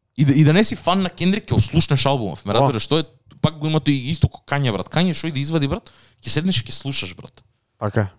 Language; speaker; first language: Macedonian; native; Macedonian